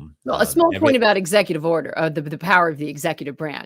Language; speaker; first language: English; native; English